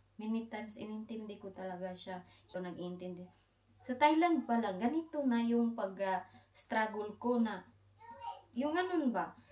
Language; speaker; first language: Filipino; non-native, local second language; Cebuano